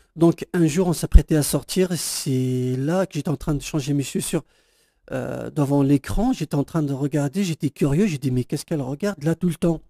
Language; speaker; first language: French; non-native, local second language; Kabyle